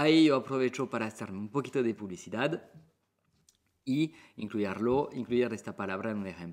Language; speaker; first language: Spanish; non-native, fluent; French